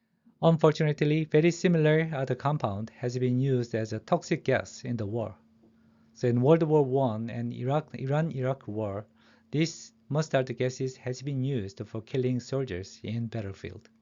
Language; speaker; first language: English; non-native, fluent; Korean